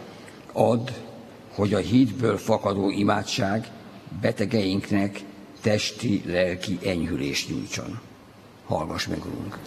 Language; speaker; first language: Hungarian; native; Hungarian